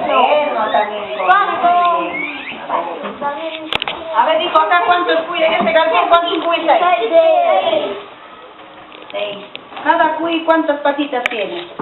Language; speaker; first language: Spanish; native; Spanish